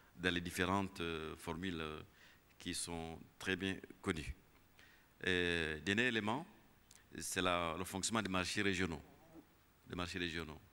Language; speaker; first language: French; non-native, local second language; Kinyarwanda